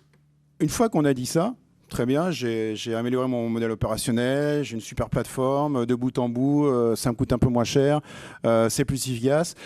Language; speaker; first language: French; native; French